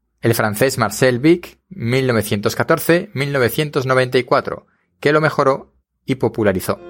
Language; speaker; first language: Spanish; native; Spanish